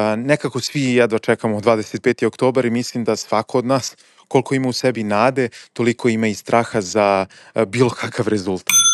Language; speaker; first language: Serbian; native; Serbian